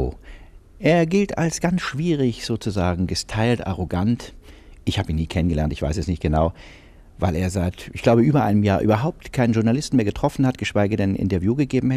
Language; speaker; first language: German; native; German